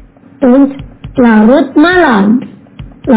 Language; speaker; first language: German; non-native, learner; Indonesian